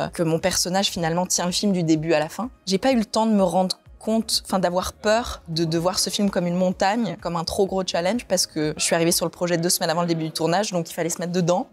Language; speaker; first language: French; native; French